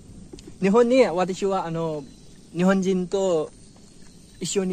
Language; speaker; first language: Japanese; non-native, learner; Nepali